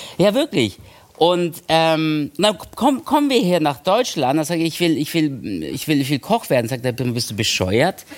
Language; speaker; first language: German; early bilingual, other home language; Turkish